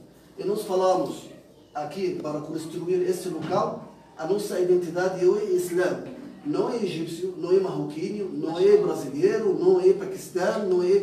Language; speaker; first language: Portuguese; non-native, fluent; Arabic